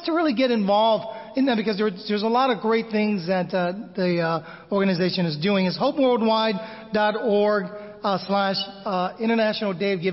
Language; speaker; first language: English; native; English